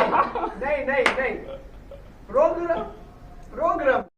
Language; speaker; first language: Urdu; non-native, local second language; Punjabi